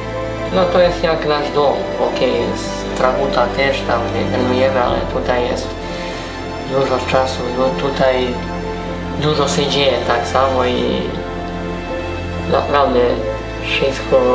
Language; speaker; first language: Polish; non-native, fluent; Serbian